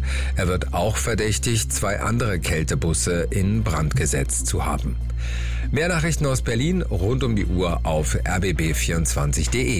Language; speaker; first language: German; native; German